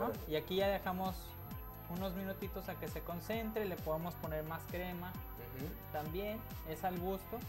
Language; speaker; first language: Spanish; native; Spanish